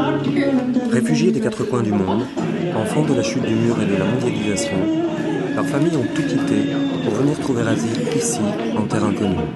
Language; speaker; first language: French; native; French